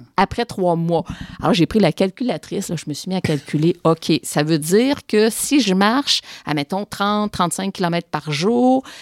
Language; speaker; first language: French; native; French